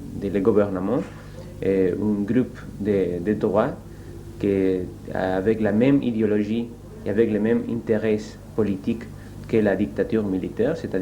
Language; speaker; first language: French; non-native, learner; Spanish